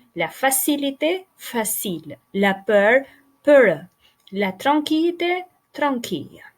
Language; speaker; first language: French; non-native, fluent; Albanian